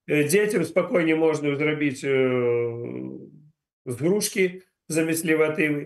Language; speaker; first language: Polish; non-native, learner; Ukrainian